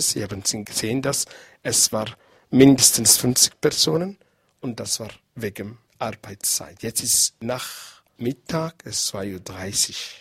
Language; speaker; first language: German; non-native, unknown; Arabic